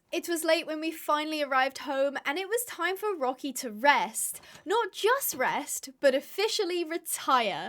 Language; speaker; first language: English; native; English